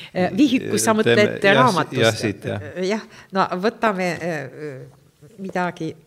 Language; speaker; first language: Estonian; non-native, local second language; Russian